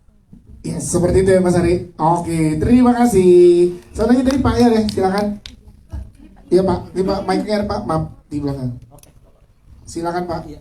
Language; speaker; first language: Indonesian; native; Indonesian